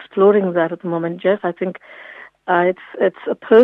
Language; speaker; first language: English; native; English